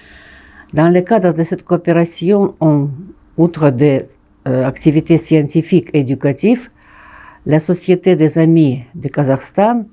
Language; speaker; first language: French; non-native, fluent; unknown